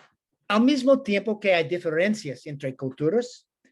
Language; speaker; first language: Spanish; non-native, learner; English